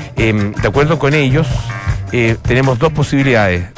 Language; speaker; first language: Spanish; native; Spanish